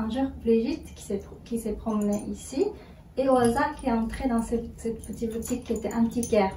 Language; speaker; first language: French; non-native, fluent; Japanese